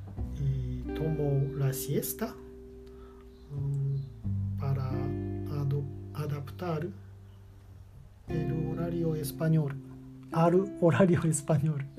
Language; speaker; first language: Spanish; non-native, learner; Japanese